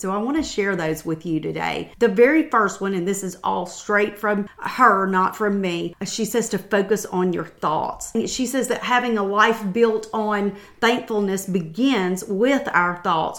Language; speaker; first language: English; native; English